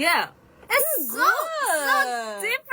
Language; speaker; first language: English; non-native, learner; Korean